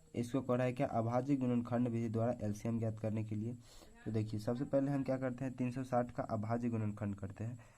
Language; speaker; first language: Hindi; native; Hindi